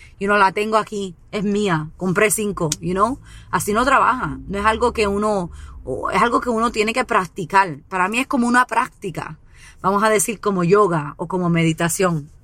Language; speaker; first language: Spanish; early bilingual, heritage; Spanish